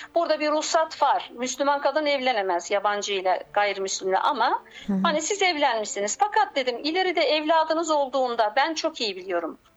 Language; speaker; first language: Turkish; native; Turkish